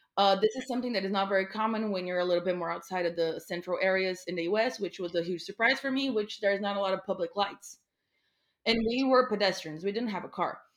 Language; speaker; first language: English; non-native, fluent; Portuguese